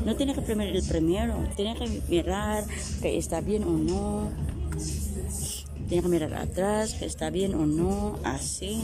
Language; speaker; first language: Spanish; non-native, learner; Filipino